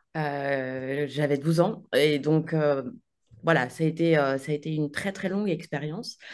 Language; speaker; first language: French; native; French